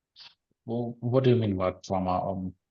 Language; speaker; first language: English; non-native, learner; Ukrainian